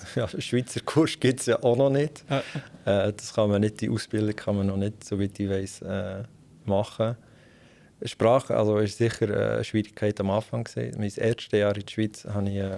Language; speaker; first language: German; non-native, fluent; Dutch